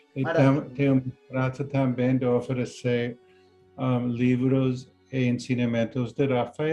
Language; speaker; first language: Portuguese; non-native, learner; English